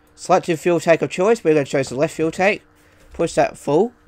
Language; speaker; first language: English; native; English